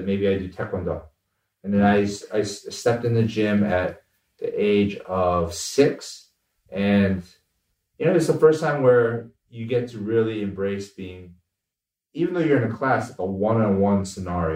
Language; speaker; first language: English; native; English